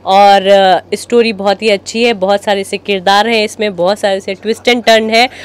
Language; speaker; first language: Hindi; native; Hindi